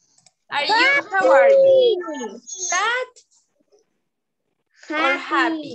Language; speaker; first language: English; non-native, learner; Spanish